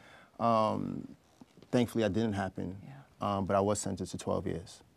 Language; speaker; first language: English; native; English